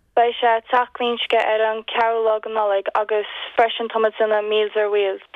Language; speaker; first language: Irish; native; Irish